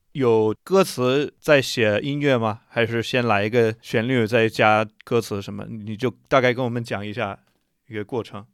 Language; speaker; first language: Chinese; non-native, fluent; English